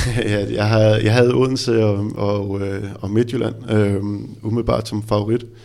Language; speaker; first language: Danish; native; Danish